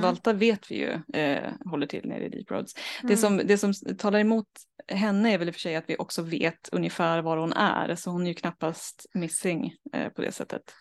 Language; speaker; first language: Swedish; native; Swedish